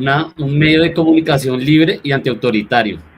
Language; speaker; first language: Spanish; native; Spanish